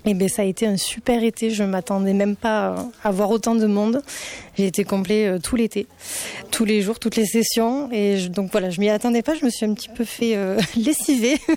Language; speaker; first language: French; native; French